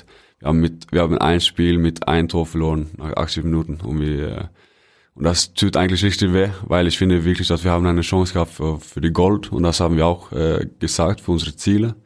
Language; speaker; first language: German; non-native, fluent; Norwegian